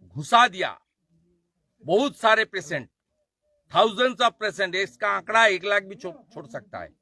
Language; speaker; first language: Hindi; non-native, local second language; Bangla